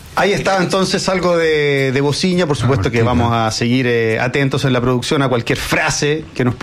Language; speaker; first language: Spanish; native; Spanish